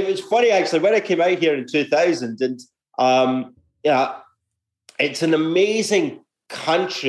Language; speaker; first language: English; native; English